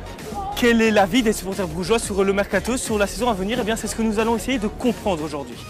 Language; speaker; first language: French; native; French